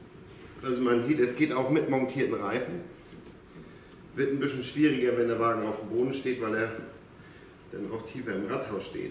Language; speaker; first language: German; native; German